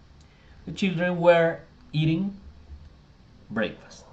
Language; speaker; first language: English; non-native, fluent; Spanish